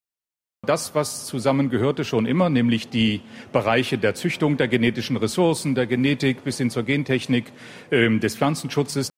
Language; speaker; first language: German; native; German